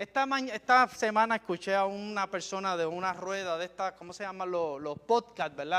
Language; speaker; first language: Spanish; native; Spanish